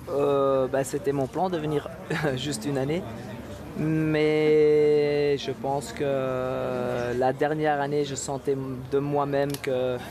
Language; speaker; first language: French; non-native, local second language; Dutch